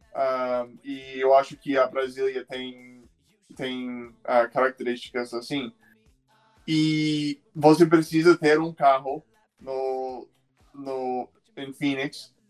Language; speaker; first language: Portuguese; non-native, fluent; English